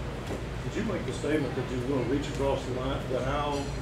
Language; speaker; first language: English; native; English